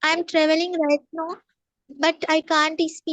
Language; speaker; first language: English; non-native, learner; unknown